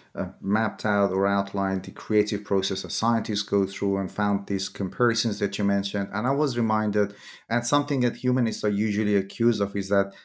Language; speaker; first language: English; non-native, fluent; Persian